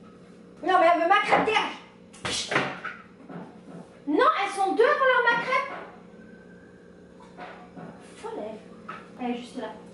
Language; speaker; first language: French; native; French